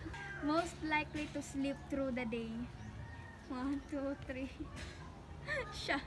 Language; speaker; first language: English; non-native, local second language; Filipino